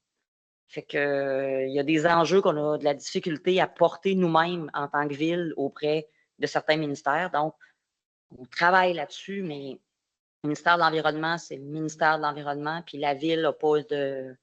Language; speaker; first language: French; native; French